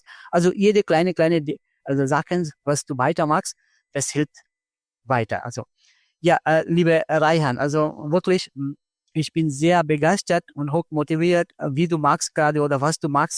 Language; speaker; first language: German; non-native, fluent; Bangla